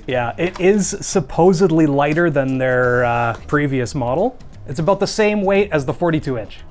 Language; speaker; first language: English; native; English